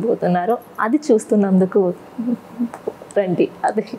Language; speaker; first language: Telugu; non-native, learner; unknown